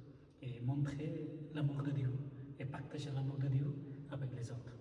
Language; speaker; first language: French; non-native, fluent; Bangla